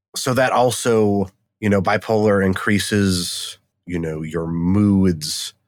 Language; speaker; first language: English; native; English